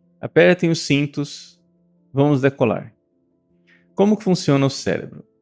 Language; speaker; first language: Portuguese; native; Portuguese